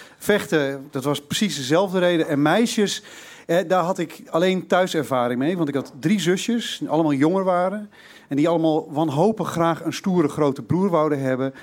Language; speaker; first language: Dutch; native; Dutch